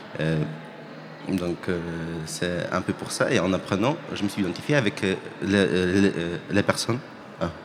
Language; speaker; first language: French; non-native, fluent; Polish